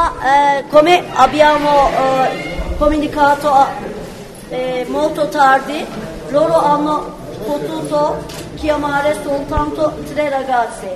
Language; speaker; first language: Italian; non-native, fluent; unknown